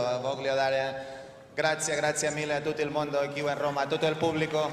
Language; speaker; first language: Italian; non-native, fluent; Spanish